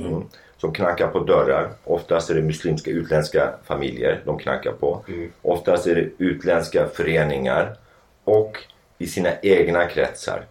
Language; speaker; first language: Swedish; non-native, fluent; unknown